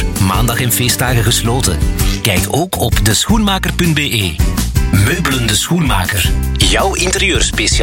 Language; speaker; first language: Dutch; native; Dutch